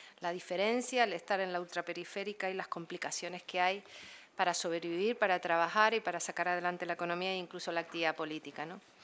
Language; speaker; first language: Spanish; native; Spanish